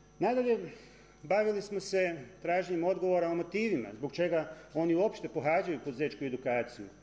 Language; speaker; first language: Croatian; native; Croatian